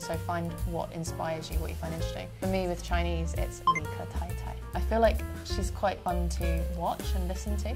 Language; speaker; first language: English; native; English